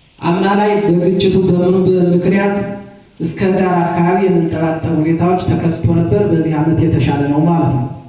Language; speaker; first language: Amharic; native; Amharic